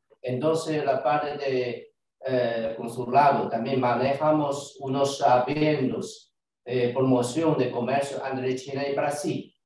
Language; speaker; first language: Spanish; non-native, learner; Chinese